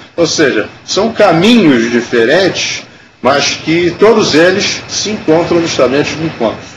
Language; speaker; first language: Portuguese; native; Portuguese